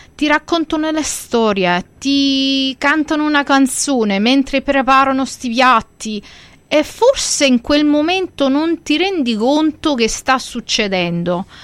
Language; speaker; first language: Italian; early bilingual, heritage; Italian